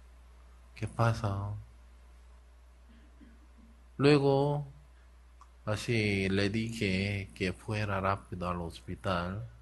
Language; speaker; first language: Spanish; non-native, learner; Korean